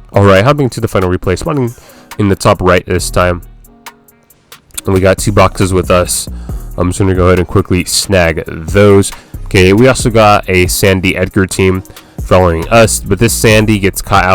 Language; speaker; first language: English; native; English